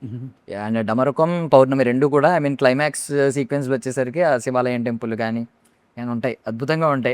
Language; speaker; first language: Telugu; native; Telugu